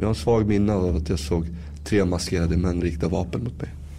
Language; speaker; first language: Swedish; early bilingual, other home language; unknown